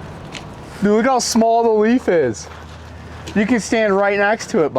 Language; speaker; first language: English; native; English